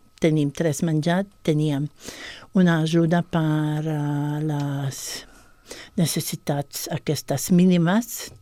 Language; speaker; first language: Catalan; non-native, fluent; Bosnian